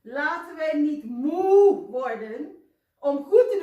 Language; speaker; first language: Dutch; non-native, fluent; Indonesian